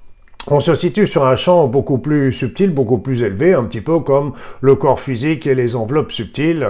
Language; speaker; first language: French; native; French